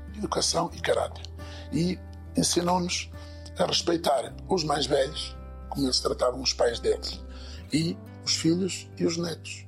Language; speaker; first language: Portuguese; native; Portuguese